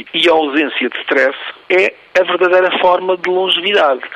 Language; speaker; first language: Portuguese; native; Portuguese